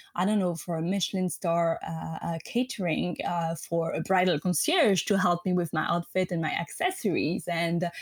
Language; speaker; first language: English; non-native, fluent; French